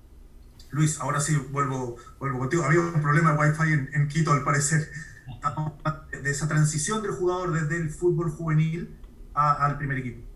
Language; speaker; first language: Spanish; native; Spanish